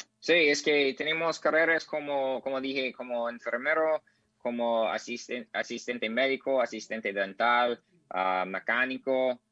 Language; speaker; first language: Spanish; non-native, learner; English